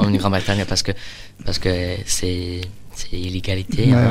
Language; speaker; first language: French; non-native, learner; English